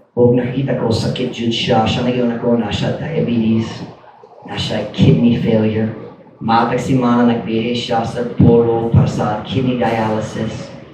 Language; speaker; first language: Cebuano; non-native, fluent; English